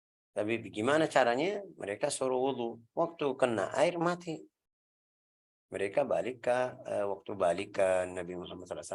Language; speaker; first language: Indonesian; non-native, fluent; Arabic